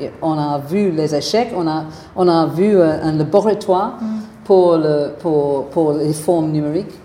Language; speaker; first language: French; non-native, fluent; English